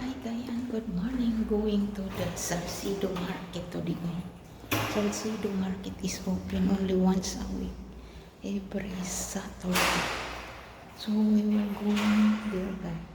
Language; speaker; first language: English; non-native, learner; Filipino